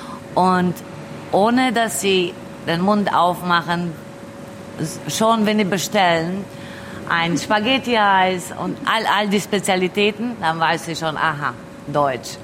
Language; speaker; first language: German; early bilingual, other home language; Albanian